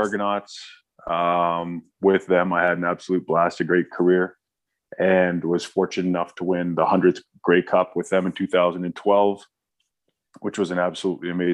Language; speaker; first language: English; native; English